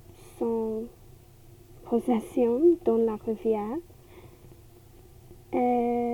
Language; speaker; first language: French; non-native, learner; English